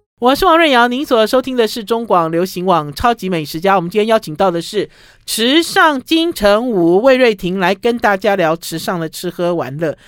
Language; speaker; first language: Chinese; native; Chinese